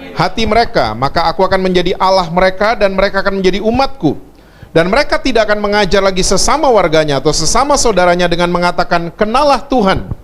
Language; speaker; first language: Indonesian; native; Indonesian